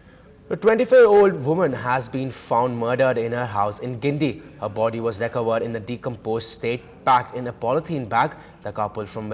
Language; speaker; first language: English; non-native, local second language; Tamil